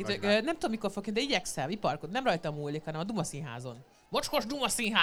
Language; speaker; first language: Hungarian; native; Hungarian